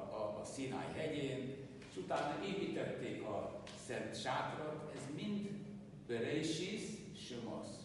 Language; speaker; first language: Hungarian; non-native, local second language; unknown